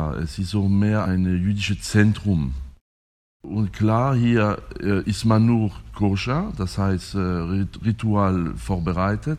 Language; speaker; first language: German; non-native, fluent; French